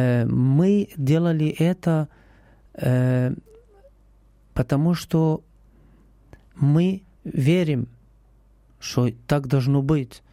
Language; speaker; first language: Russian; non-native, learner; Arabic